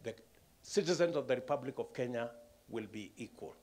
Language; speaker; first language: English; non-native, local second language; Kalenjin